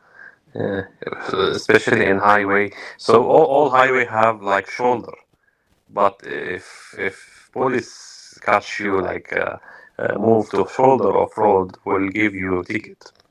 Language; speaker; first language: English; non-native, learner; Arabic